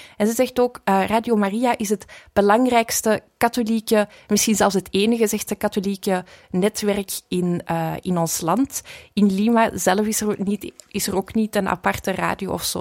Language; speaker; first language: Dutch; native; Dutch